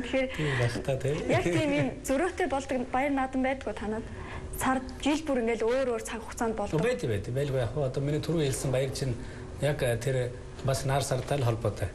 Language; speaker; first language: Mongolian; native; Mongolian